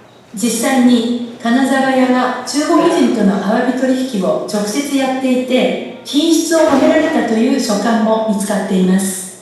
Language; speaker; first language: Japanese; native; Japanese